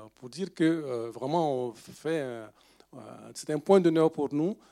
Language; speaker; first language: French; non-native, local second language; Dyula